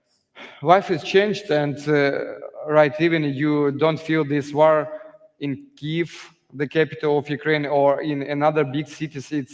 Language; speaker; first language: English; non-native, learner; Ukrainian